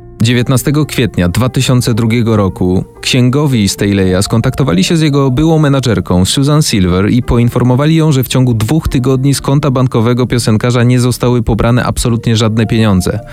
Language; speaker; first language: Polish; native; Polish